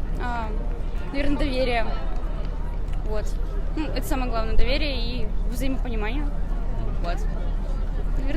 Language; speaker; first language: Russian; native; Russian